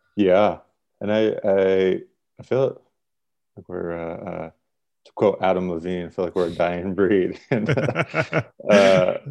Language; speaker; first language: English; native; English